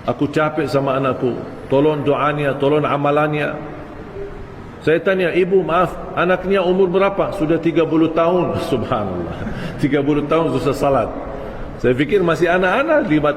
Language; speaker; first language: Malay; non-native, fluent; Arabic